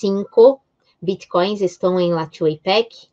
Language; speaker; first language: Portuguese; non-native, fluent; Spanish